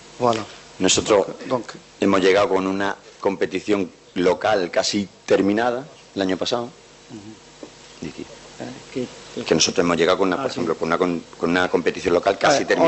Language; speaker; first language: Spanish; native; Spanish